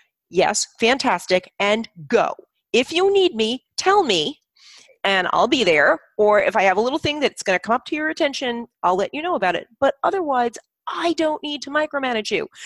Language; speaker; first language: English; native; English